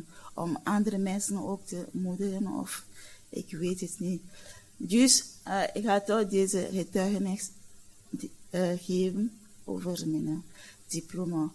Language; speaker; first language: Dutch; non-native, learner; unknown